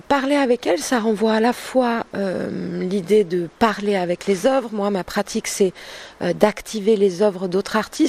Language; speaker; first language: French; native; French